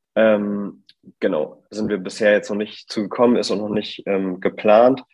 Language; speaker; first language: German; native; German